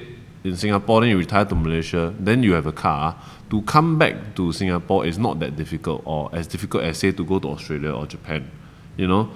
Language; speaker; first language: English; non-native, local second language; Chinese